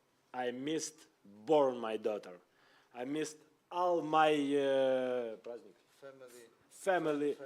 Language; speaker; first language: English; non-native, learner; Ukrainian